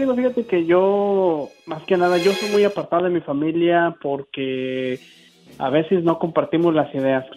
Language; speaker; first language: Spanish; native; Spanish